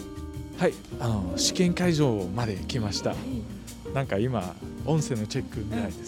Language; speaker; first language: Japanese; non-native, fluent; Vietnamese